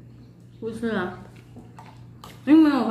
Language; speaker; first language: Chinese; non-native, fluent; Indonesian